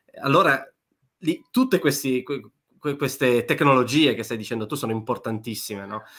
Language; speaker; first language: Italian; native; Italian